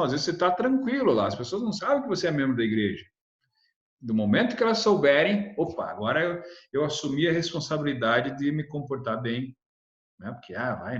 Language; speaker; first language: Portuguese; native; Portuguese